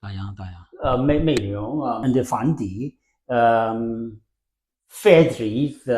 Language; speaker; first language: Welsh; non-native, learner; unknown